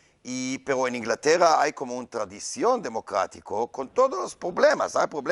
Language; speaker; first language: Spanish; non-native, learner; Hebrew